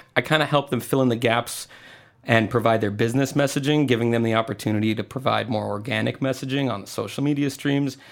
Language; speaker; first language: English; non-native, fluent; Spanish